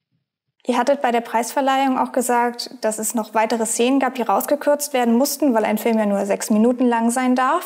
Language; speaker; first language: German; native; German